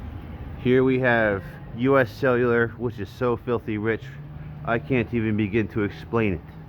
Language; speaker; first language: English; native; English